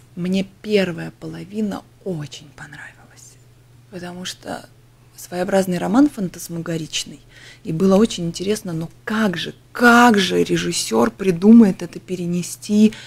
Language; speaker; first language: Russian; native; Russian